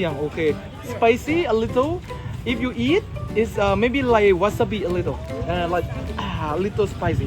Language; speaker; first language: English; non-native, learner; Thai